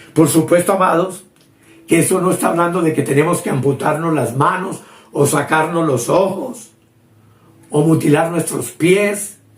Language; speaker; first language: Spanish; native; Spanish